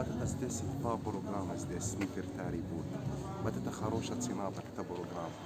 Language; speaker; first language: Russian; non-native, learner; Arabic